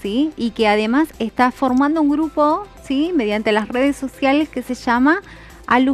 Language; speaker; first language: Spanish; native; Spanish